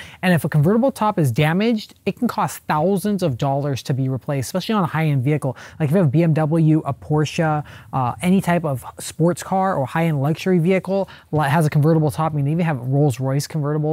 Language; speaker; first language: English; native; English